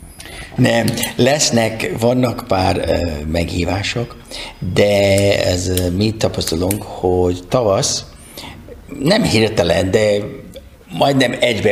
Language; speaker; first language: Hungarian; non-native, learner; English